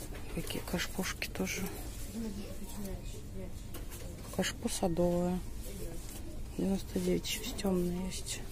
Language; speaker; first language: Russian; native; Russian